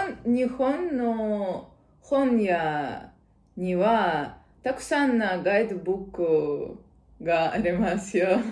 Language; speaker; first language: Japanese; non-native, learner; Russian